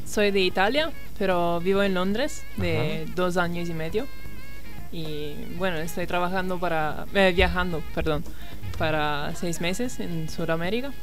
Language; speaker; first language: Spanish; non-native, learner; Italian